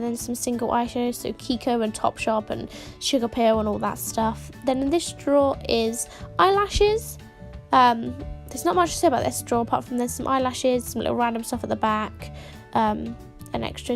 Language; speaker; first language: English; native; English